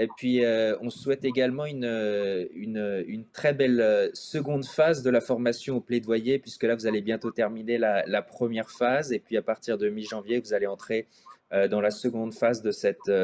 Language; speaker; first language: French; native; French